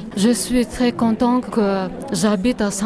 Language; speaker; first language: French; non-native, learner; Kyrgyz